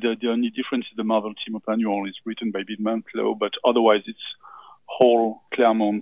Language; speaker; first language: English; non-native, fluent; French